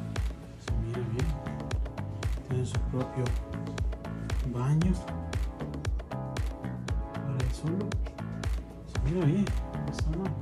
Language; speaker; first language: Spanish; early bilingual, other home language; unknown